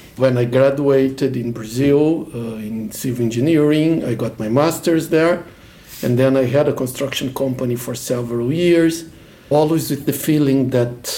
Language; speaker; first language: English; non-native, fluent; Portuguese